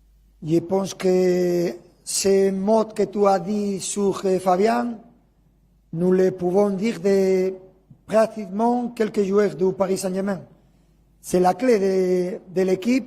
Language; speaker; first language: French; non-native, learner; Spanish